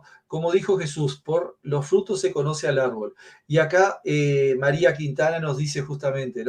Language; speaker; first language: Spanish; native; Spanish